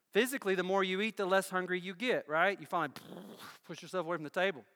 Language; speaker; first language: English; native; English